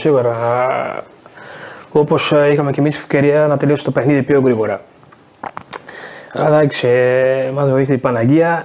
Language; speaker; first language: Greek; non-native, fluent; Portuguese